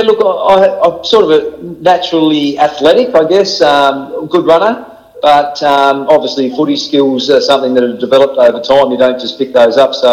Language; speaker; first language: English; native; English